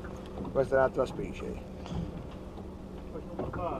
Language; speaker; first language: Italian; native; Italian